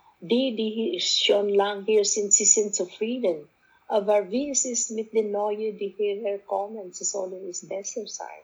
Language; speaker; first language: German; non-native, fluent; Filipino